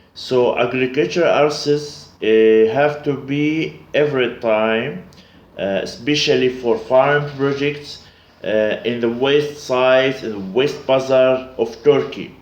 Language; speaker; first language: English; non-native, learner; Arabic